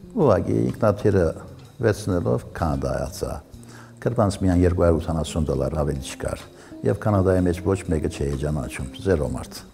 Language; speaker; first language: Armenian; early bilingual, heritage; Armenian